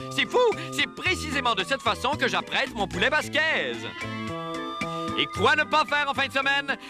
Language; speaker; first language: French; native; French